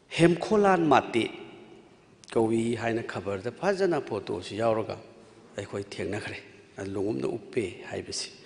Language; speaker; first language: Manipuri; non-native, local second language; Tangkhul Naga (India)